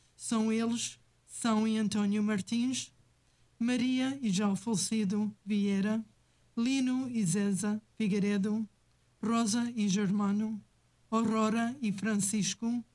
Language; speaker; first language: Portuguese; native; Portuguese